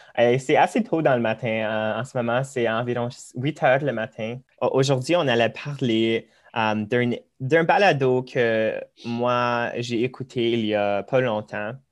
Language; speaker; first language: French; early bilingual, other home language; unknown